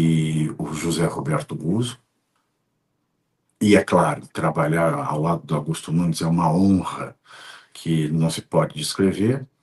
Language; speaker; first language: Portuguese; native; Portuguese